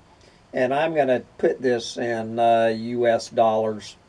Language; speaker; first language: English; native; English